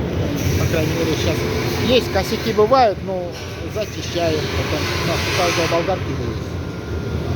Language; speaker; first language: Russian; non-native, local second language; Kyrgyz